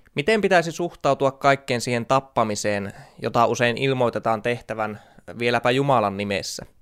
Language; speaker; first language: Finnish; native; Finnish